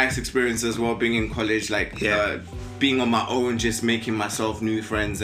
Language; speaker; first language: English; non-native, local second language; Shona